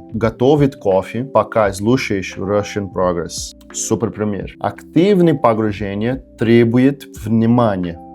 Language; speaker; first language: Russian; non-native, learner; Portuguese